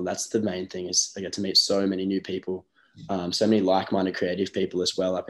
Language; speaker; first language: English; native; English